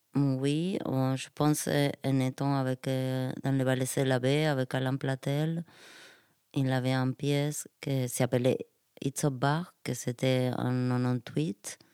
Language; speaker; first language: French; non-native, fluent; Spanish